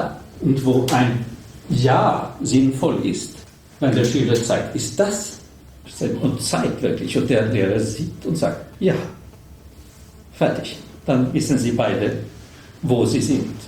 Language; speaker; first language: German; non-native, learner; Swedish